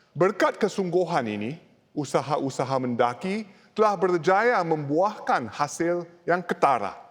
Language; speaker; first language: Malay; non-native, local second language; English